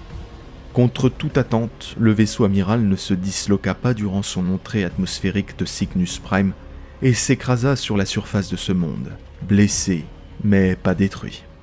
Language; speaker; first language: French; native; French